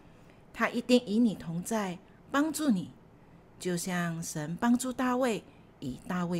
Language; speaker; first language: Chinese; native; Chinese